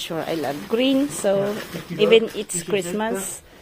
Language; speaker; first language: English; non-native, local second language; Filipino